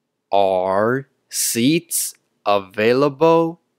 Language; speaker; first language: English; non-native, fluent; Chinese